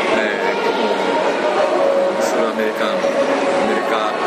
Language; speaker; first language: Spanish; non-native, learner; Japanese